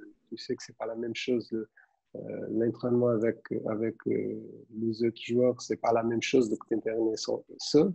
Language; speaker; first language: French; non-native, fluent; Portuguese